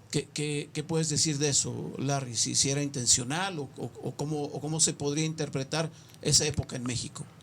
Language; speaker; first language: Spanish; native; Spanish